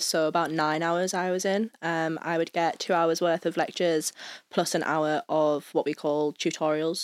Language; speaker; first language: English; native; English